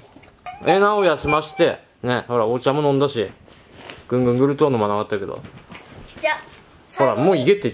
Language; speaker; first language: Japanese; native; Japanese